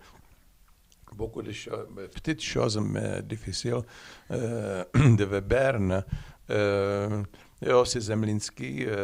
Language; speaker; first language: French; non-native, learner; Czech